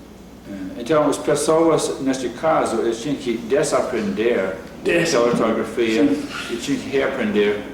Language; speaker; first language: Portuguese; non-native, fluent; English